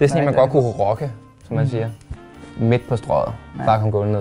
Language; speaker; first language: Danish; native; Danish